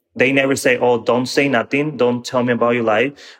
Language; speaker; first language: English; non-native, fluent; Spanish